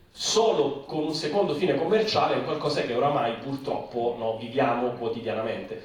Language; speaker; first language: Italian; native; Italian